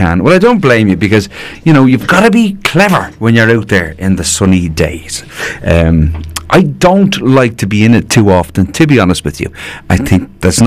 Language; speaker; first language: English; native; English